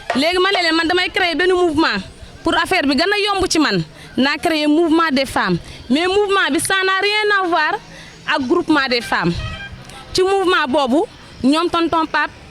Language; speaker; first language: Wolof; native; Wolof